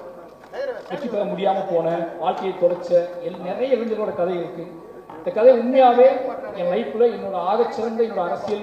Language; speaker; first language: Tamil; native; Tamil